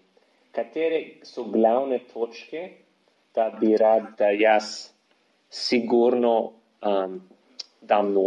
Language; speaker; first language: Slovenian; non-native, learner; English